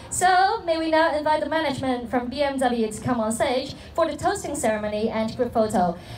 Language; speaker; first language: English; non-native, local second language; Cantonese